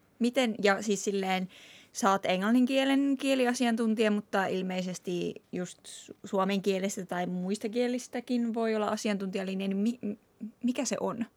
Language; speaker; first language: Finnish; native; Finnish